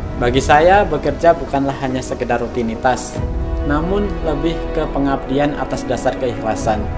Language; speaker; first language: Indonesian; native; Indonesian